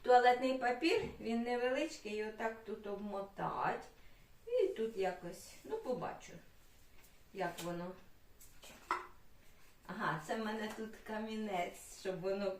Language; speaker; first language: Ukrainian; native; Ukrainian